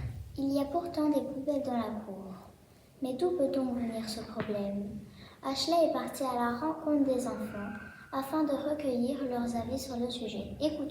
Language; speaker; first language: French; native; French